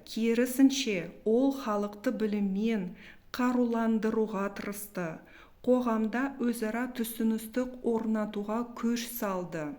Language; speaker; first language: Kazakh; non-native, local second language; Russian